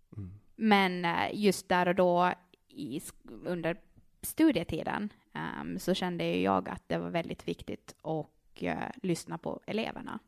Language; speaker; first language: Swedish; native; Swedish